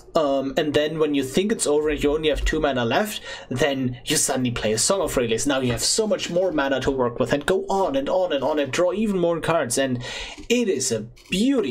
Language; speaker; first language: English; non-native, fluent; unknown